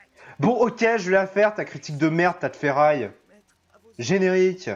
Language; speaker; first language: French; native; French